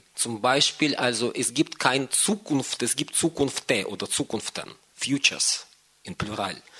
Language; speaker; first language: German; non-native, fluent; Russian